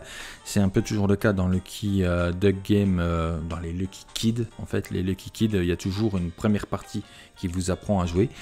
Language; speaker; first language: French; native; French